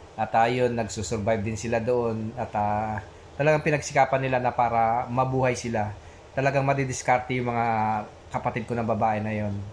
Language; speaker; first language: Filipino; non-native, local second language; Pampanga